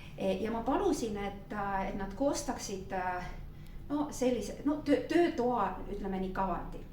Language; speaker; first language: Estonian; non-native, local second language; Russian